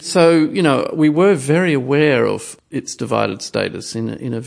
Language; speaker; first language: English; native; English